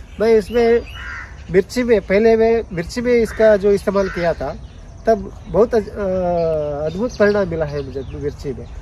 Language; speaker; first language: Hindi; non-native, local second language; Kannada